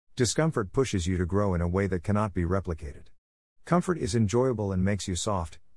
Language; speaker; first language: English; non-native, local second language; Bemba